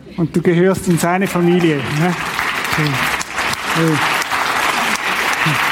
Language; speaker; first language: German; native; German